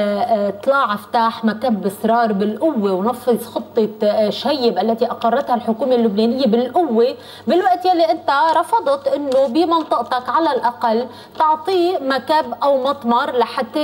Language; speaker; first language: Arabic; native; Arabic